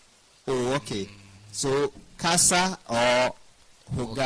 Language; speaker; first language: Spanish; non-native, learner; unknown